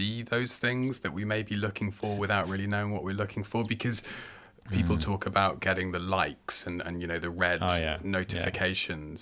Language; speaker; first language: English; native; English